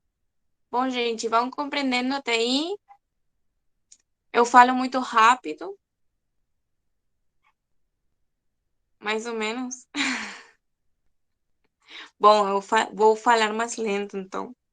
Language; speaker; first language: Portuguese; non-native, fluent; Spanish